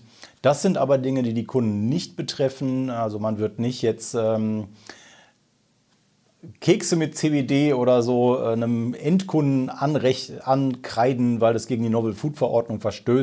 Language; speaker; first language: German; native; German